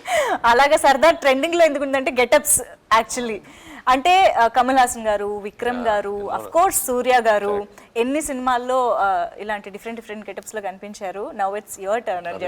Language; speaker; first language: Telugu; native; Telugu